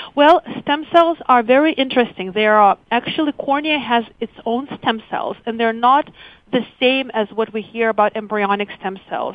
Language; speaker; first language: English; early bilingual, other home language; Lithuanian